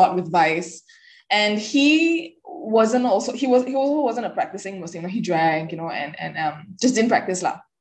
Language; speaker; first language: English; native; English